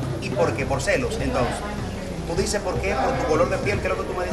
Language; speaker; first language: Spanish; native; Spanish